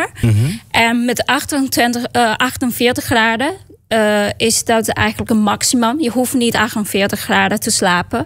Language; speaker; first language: Dutch; non-native, fluent; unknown